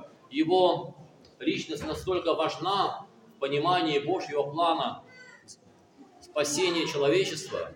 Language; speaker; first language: Russian; native; Russian